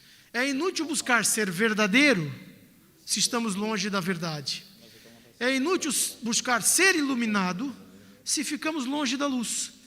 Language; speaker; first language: Portuguese; native; Portuguese